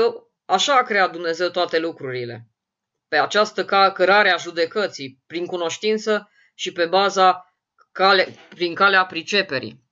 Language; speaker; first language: Romanian; native; Romanian